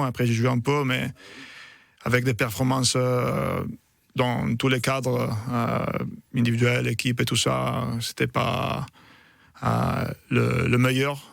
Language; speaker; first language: French; non-native, fluent; Italian